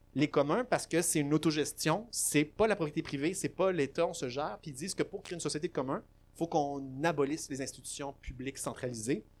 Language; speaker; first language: French; native; French